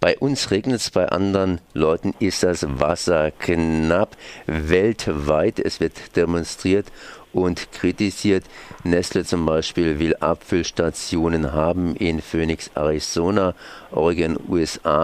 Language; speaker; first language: German; native; German